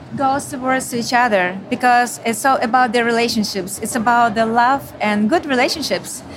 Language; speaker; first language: English; non-native, learner; Ukrainian